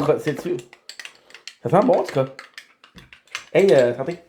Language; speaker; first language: French; native; French